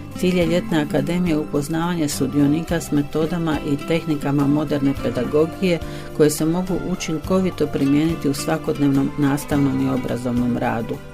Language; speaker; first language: Bosnian; early bilingual, heritage; Croatian